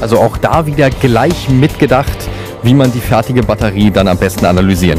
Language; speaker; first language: German; native; German